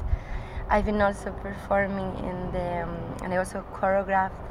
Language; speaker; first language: English; non-native, fluent; Spanish